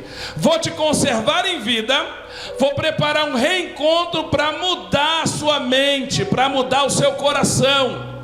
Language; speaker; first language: Portuguese; native; Portuguese